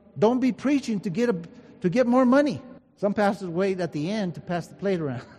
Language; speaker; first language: English; early bilingual, other home language; Spanish